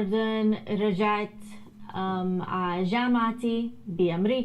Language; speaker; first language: Arabic; non-native, learner; English